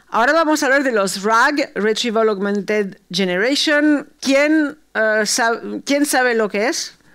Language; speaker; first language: Spanish; early bilingual, heritage; Spanish